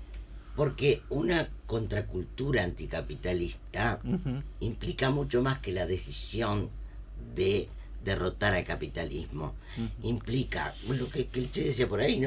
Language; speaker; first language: Spanish; native; Spanish